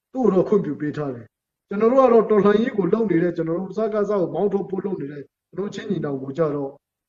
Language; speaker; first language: Burmese; non-native, local second language; Hakha Chin